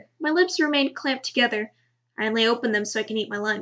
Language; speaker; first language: English; native; English